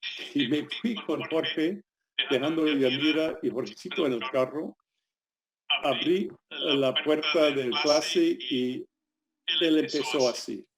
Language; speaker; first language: Spanish; non-native, fluent; English